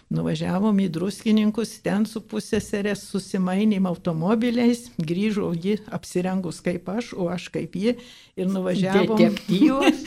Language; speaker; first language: Lithuanian; early bilingual, heritage; Lithuanian